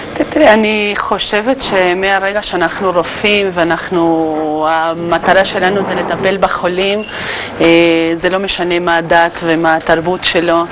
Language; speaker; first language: Hebrew; non-native, fluent; Spanish